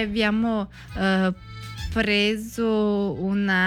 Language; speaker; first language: Italian; non-native, learner; Portuguese